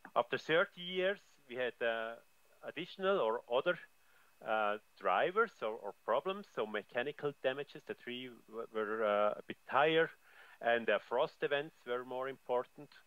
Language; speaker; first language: English; non-native, fluent; German